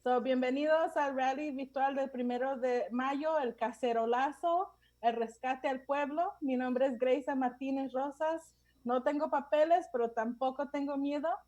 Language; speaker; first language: Spanish; early bilingual, other home language; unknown